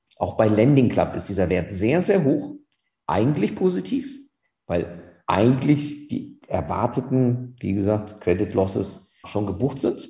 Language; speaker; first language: German; native; German